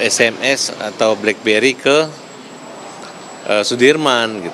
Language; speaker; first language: Indonesian; native; Indonesian